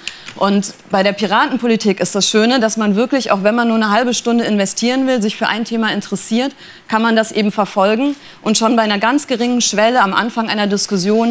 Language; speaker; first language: German; native; German